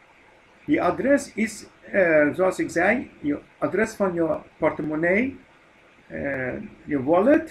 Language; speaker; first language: Dutch; non-native, fluent; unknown